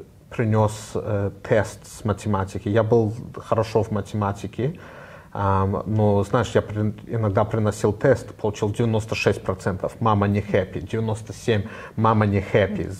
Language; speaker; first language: Russian; early bilingual, heritage; Russian